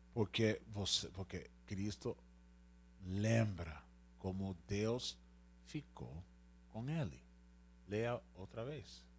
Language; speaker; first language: Portuguese; non-native, learner; Spanish